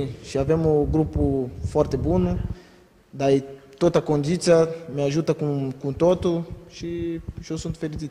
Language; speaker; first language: Romanian; non-native, learner; Portuguese